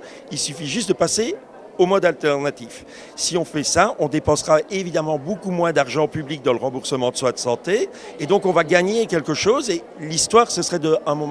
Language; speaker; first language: French; native; French